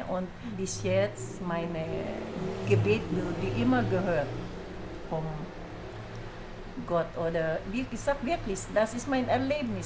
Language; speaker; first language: German; non-native, learner; Filipino